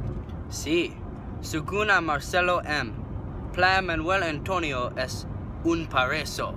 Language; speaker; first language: Spanish; non-native, learner; English